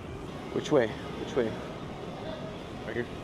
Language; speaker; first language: English; native; English